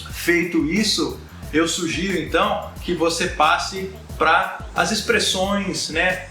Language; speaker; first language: Portuguese; native; Portuguese